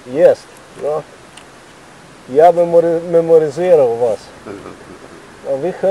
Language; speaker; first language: Russian; non-native, learner; Slovenian